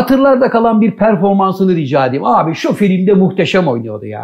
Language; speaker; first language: Turkish; native; Turkish